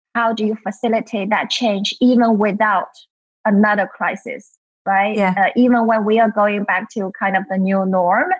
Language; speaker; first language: English; non-native, fluent; Chinese